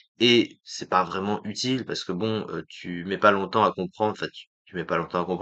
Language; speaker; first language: French; native; French